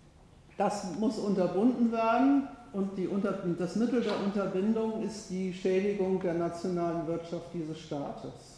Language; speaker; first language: German; native; German